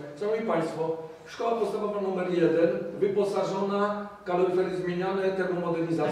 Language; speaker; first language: Polish; native; Polish